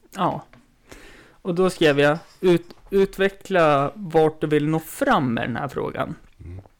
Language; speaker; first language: Swedish; native; Swedish